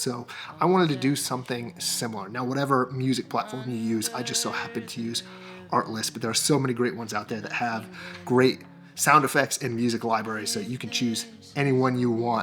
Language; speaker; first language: English; native; English